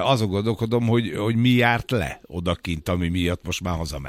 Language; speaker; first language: Hungarian; native; Hungarian